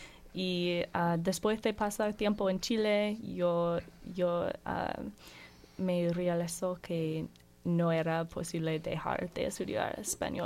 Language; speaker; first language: Spanish; non-native, learner; English